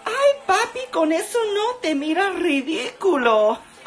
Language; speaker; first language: Spanish; early bilingual, other home language; English